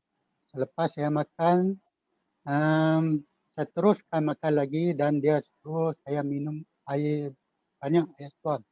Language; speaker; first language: Malay; native; Malay